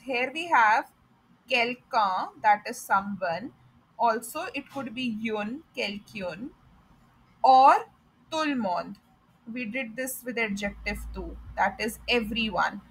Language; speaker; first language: English; non-native, local second language; Hindi